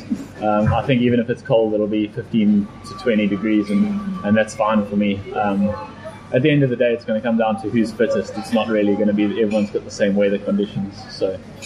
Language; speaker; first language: English; native; English